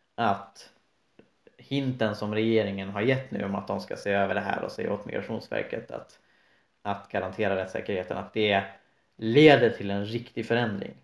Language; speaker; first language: Swedish; native; Swedish